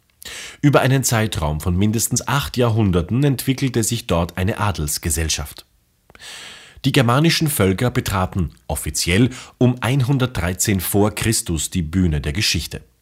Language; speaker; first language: German; native; German